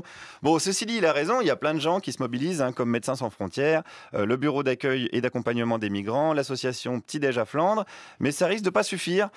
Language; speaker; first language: French; native; French